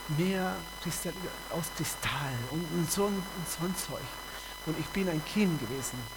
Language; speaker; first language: German; non-native, fluent; Spanish